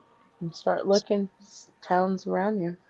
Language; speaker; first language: English; native; English